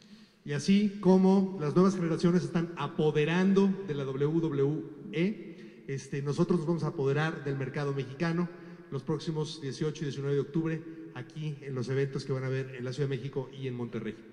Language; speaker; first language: Spanish; native; Spanish